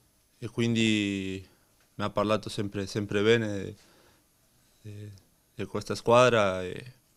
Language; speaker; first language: Italian; non-native, learner; Spanish